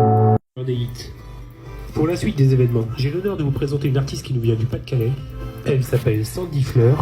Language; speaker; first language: French; native; French